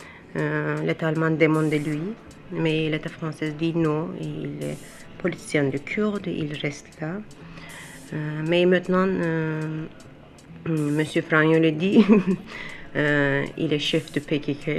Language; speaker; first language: French; non-native, learner; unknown